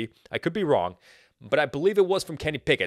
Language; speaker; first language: English; native; English